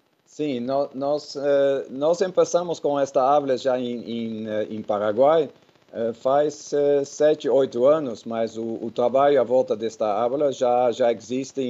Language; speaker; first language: Portuguese; non-native, fluent; Dutch